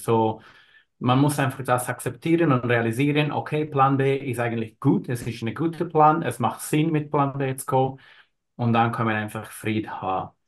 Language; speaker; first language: German; non-native, learner; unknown